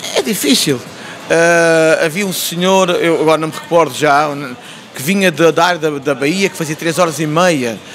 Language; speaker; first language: Portuguese; native; Portuguese